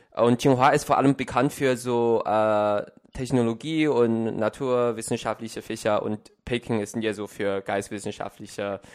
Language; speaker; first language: German; non-native, fluent; Chinese